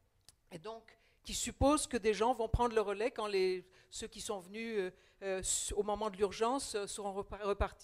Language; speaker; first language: French; native; French